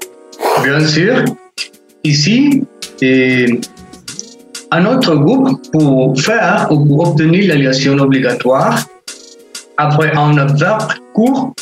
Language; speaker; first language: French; non-native, fluent; Spanish